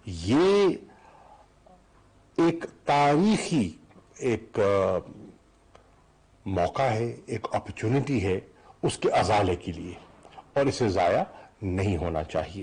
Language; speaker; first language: Urdu; native; Urdu